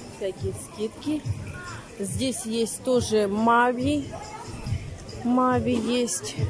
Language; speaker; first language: Russian; native; Russian